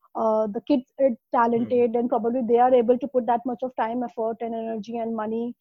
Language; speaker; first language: English; non-native, local second language; Hindi